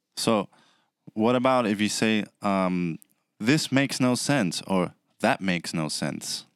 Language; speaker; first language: English; early bilingual, other home language; Spanish